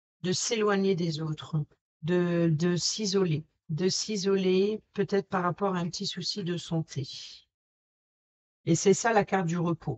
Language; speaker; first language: French; native; French